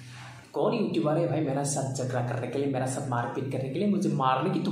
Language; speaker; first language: Hindi; non-native, local second language; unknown